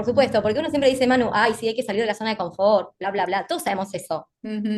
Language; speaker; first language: Spanish; native; Spanish